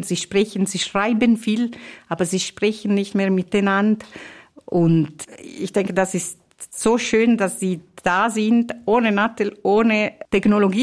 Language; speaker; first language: German; non-native, learner; Italian